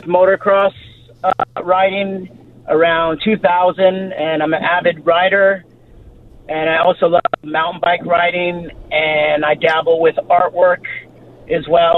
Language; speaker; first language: English; native; English